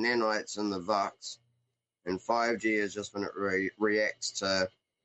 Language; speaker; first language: English; native; English